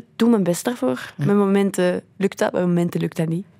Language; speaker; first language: Dutch; native; Dutch